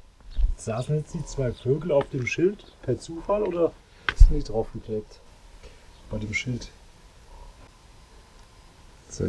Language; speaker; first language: German; native; German